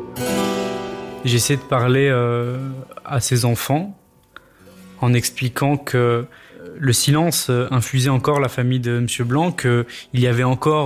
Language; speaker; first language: French; native; French